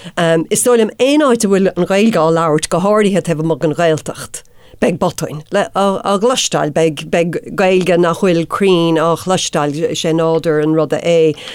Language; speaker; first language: Irish; non-native, local second language; English